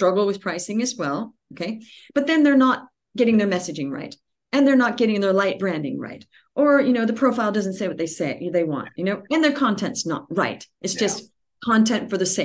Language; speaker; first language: English; native; English